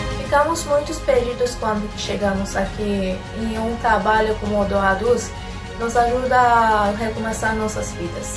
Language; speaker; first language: Portuguese; non-native, fluent; Persian